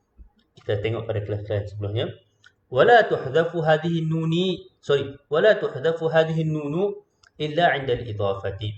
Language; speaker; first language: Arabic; non-native, fluent; Malay